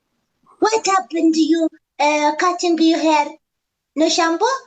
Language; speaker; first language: English; non-native, learner; Tigrinya